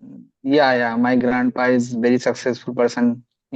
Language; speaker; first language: English; non-native, learner; Hindi